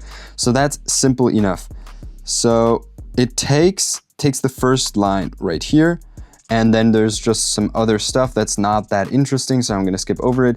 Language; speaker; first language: English; non-native, fluent; German